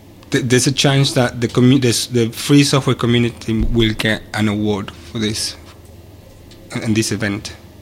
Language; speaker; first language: English; non-native, fluent; Spanish